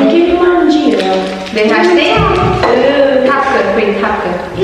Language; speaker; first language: Albanian; early bilingual, heritage; Albanian